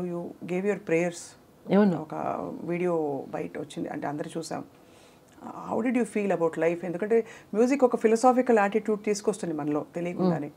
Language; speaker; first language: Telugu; native; Telugu